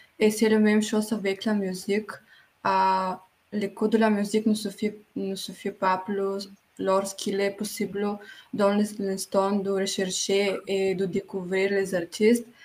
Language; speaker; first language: French; non-native, fluent; Bulgarian